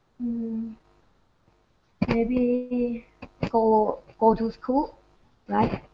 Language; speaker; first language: English; non-native, learner; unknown